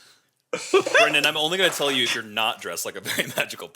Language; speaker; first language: English; native; English